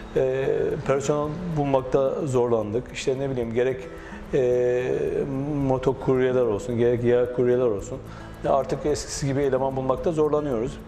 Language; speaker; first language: Turkish; native; Turkish